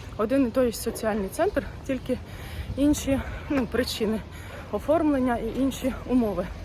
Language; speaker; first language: Ukrainian; non-native, local second language; Russian